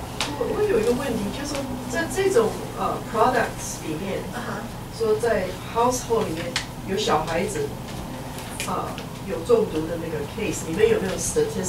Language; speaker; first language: Chinese; native; Chinese